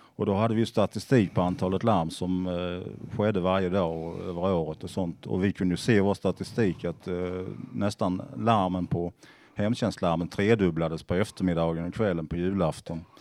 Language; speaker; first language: Swedish; native; Swedish